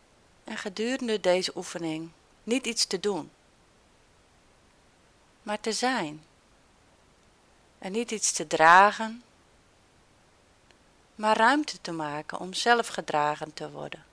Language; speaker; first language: Dutch; native; Dutch